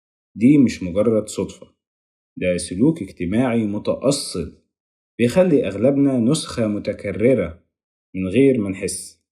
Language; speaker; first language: Arabic; native; Arabic